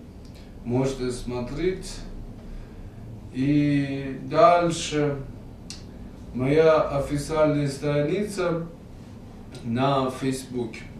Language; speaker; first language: Russian; non-native, fluent; Persian